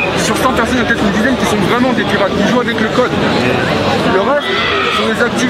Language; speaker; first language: French; native; French